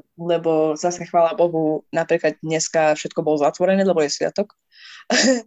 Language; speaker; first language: Slovak; non-native, fluent; Persian